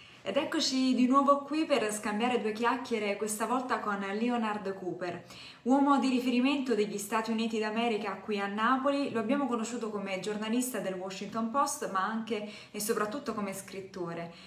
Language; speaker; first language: Italian; native; Italian